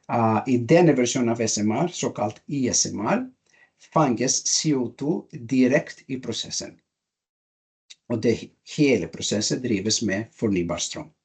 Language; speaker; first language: Norwegian; non-native, learner; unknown